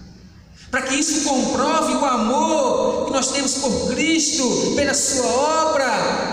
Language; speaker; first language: Portuguese; native; Portuguese